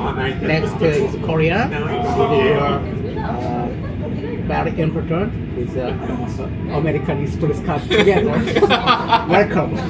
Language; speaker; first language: English; non-native, learner; Korean